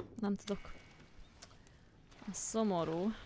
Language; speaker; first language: Hungarian; native; Hungarian